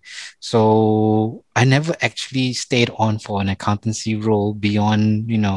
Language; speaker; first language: English; non-native, local second language; Malay